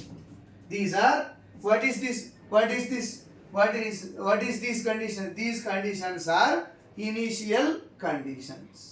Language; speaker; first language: English; non-native, local second language; Telugu